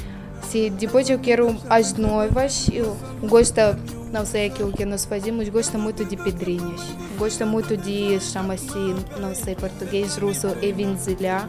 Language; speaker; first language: Portuguese; non-native, learner; Russian